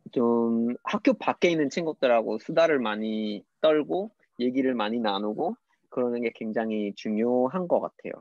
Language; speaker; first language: Korean; non-native, fluent; English